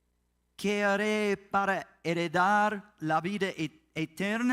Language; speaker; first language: Spanish; non-native, learner; English